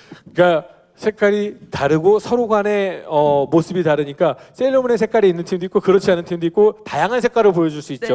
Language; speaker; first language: Korean; native; Korean